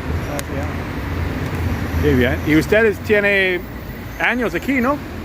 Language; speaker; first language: Spanish; non-native, learner; English